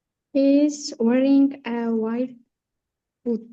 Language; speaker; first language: English; non-native, learner; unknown